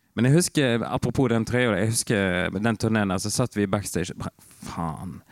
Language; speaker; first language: Norwegian; native; Norwegian